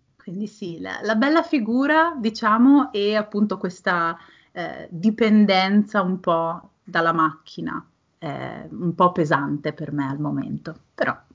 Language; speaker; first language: Italian; native; Italian